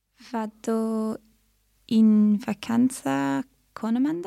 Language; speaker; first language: Italian; non-native, learner; English